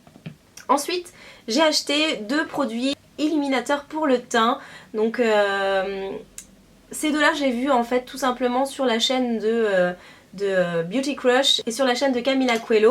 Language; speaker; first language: French; native; French